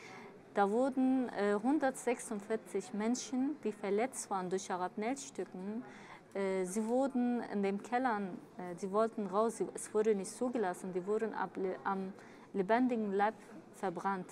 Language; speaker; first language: German; early bilingual, other home language; Kurdish